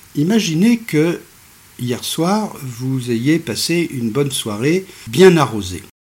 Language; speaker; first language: French; native; French